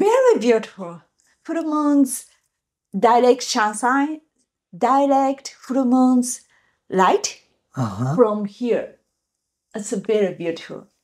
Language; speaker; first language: English; non-native, learner; Japanese